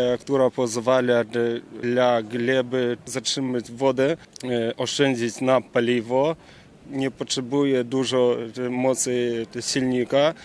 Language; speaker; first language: Polish; non-native, learner; Ukrainian